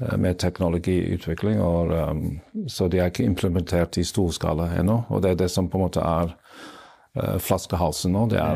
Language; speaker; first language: Norwegian; non-native, fluent; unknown